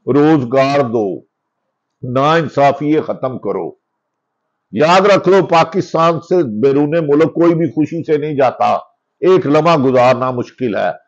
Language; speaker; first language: Urdu; non-native, local second language; Punjabi